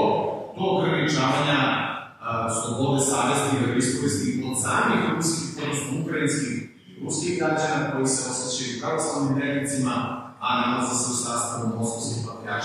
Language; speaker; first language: Serbian; native; Serbian